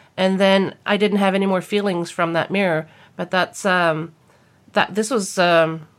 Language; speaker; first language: English; native; English